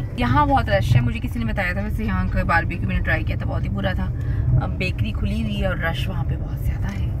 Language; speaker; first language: Urdu; native; Urdu